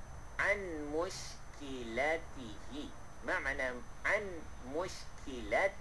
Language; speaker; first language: Arabic; non-native, fluent; Malay